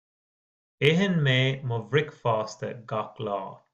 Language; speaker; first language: Irish; non-native, learner; English